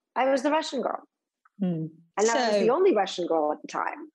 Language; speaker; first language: English; native; English